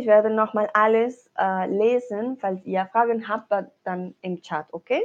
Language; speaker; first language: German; non-native, learner; Spanish